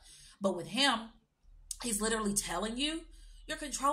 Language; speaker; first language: English; native; English